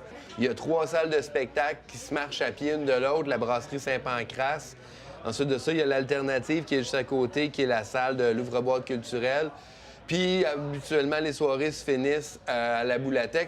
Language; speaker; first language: French; native; French